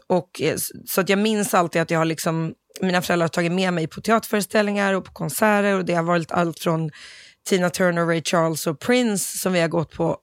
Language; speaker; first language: Swedish; early bilingual, other home language; English